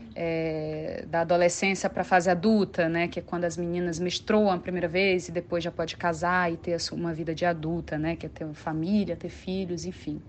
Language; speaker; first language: Portuguese; non-native, local second language; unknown